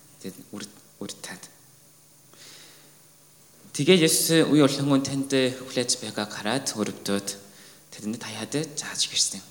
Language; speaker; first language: Mongolian; non-native, fluent; Korean